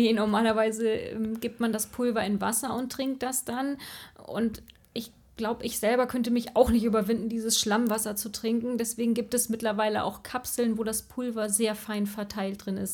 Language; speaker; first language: German; native; German